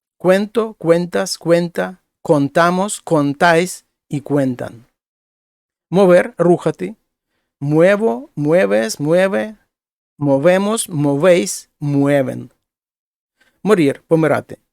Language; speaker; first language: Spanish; non-native, fluent; Ukrainian